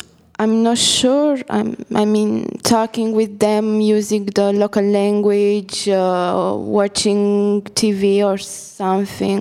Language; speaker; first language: English; non-native, fluent; Italian